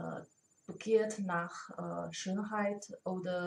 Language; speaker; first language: German; non-native, learner; Chinese